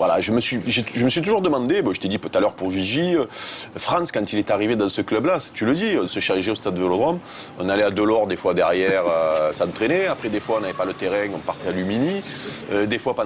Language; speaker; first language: French; native; French